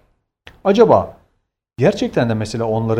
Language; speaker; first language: Turkish; native; Turkish